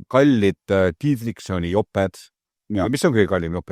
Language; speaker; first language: Estonian; native; Estonian